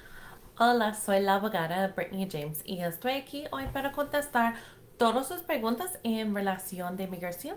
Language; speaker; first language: Spanish; non-native, fluent; English